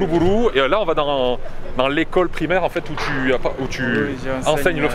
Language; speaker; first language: French; native; French